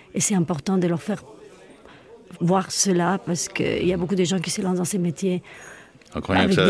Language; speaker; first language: French; non-native, fluent; Spanish